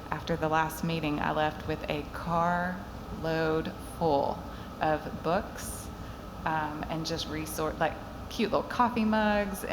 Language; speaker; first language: English; native; English